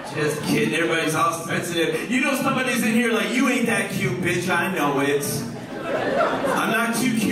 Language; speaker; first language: English; native; English